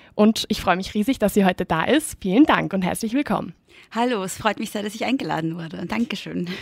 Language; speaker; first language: German; non-native, fluent; Spanish